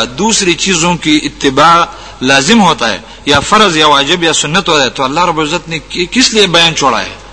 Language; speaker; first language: Urdu; non-native, local second language; Pashto